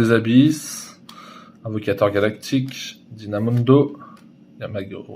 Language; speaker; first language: French; native; French